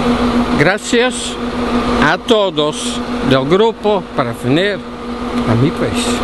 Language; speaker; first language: Spanish; non-native, learner; Dutch